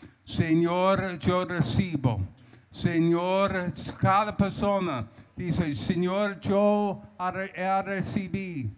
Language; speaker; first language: Spanish; non-native, learner; English